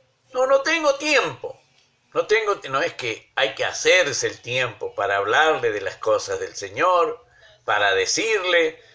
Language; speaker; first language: Spanish; native; Spanish